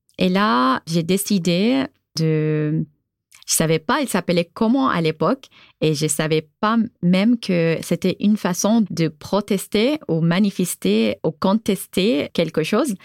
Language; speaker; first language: French; non-native, fluent; Arabic